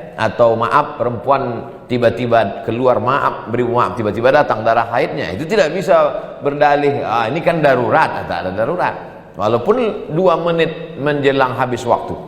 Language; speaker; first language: Indonesian; native; Indonesian